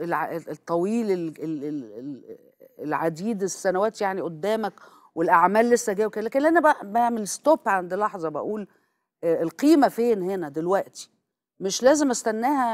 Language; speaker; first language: Arabic; native; Arabic